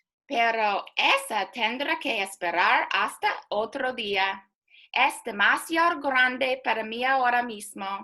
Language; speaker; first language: Spanish; non-native, fluent; English